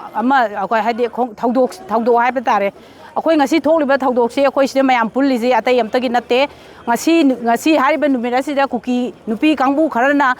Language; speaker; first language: Manipuri; native; Manipuri